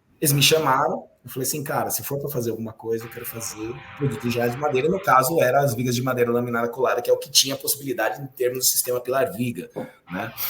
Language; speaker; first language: Portuguese; native; Portuguese